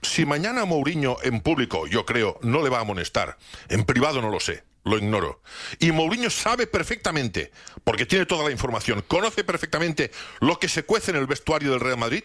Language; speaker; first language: Spanish; native; Spanish